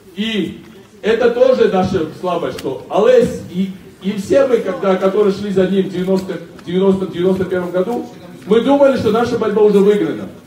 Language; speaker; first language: Russian; non-native, local second language; Georgian